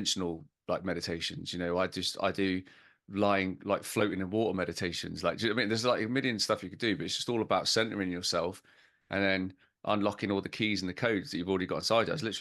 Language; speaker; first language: English; native; English